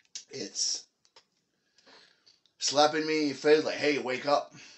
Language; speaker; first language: English; early bilingual, other home language; French